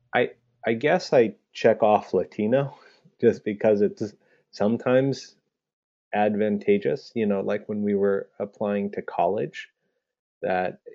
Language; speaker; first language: English; early bilingual, other home language; Spanish